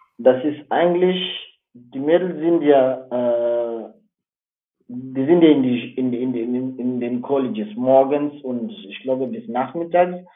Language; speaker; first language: German; non-native, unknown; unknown